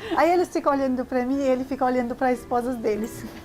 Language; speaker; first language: Portuguese; non-native, learner; Arabic